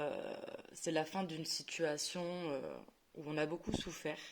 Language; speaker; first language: French; native; French